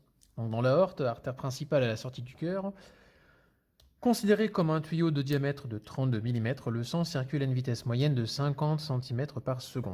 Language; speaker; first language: French; native; French